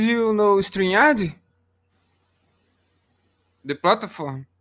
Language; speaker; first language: English; non-native, learner; Portuguese